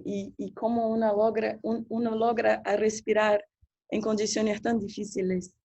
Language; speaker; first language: Spanish; non-native, fluent; Portuguese